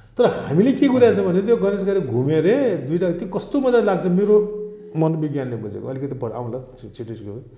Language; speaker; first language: Nepali; native; Nepali